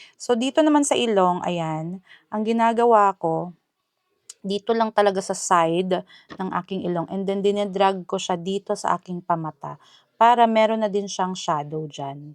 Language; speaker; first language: Filipino; non-native, local second language; Hiligaynon